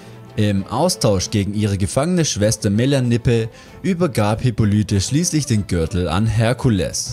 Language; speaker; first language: German; native; German